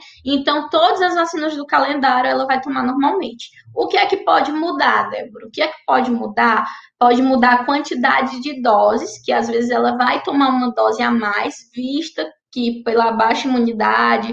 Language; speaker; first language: Portuguese; native; Portuguese